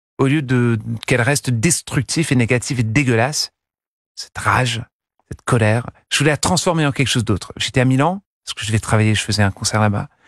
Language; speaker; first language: French; non-native, fluent; English